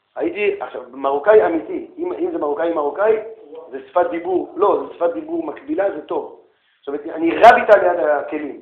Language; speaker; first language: Hebrew; native; Hebrew